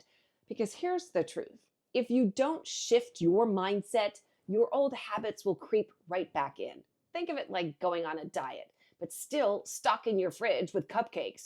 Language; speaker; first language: English; native; English